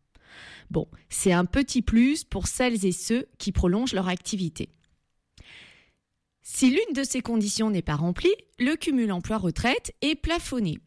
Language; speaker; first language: French; native; French